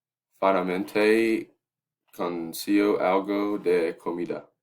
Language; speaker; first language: Spanish; non-native, learner; English